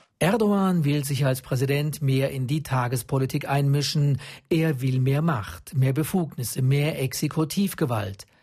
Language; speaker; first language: German; native; German